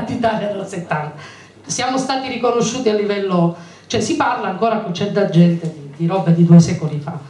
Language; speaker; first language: Italian; native; Italian